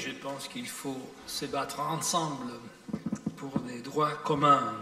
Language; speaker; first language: French; non-native, fluent; Italian